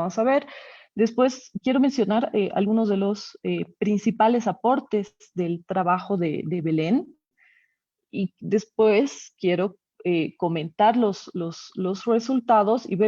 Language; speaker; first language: Spanish; native; Spanish